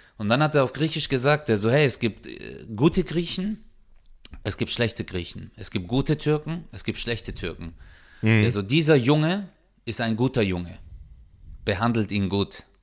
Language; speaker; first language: German; early bilingual, other home language; Turkish